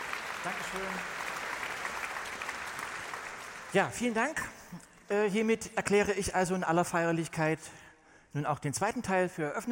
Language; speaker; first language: German; native; German